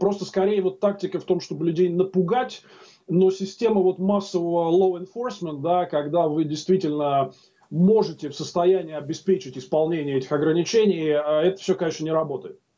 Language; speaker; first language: Russian; native; Russian